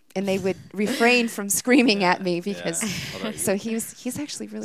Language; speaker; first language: English; native; English